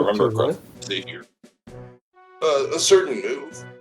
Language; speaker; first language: English; native; English